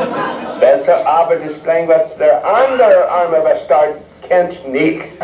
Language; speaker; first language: German; non-native, learner; English